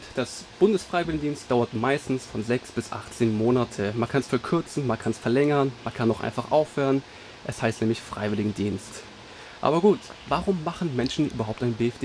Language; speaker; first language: German; early bilingual, other home language; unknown